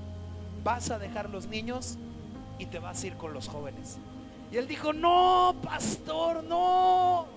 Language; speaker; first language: Spanish; native; Spanish